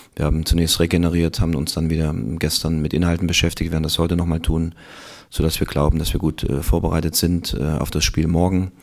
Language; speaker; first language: German; native; German